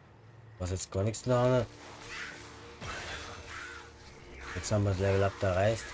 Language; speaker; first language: German; native; German